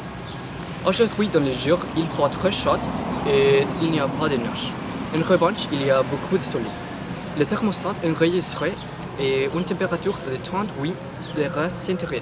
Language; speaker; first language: French; non-native, learner; Spanish